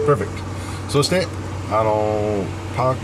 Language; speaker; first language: Japanese; non-native, learner; English